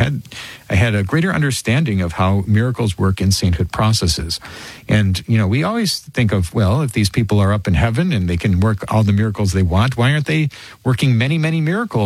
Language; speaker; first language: English; native; English